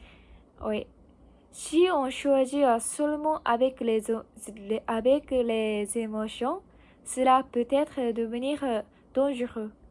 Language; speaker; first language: French; non-native, learner; Japanese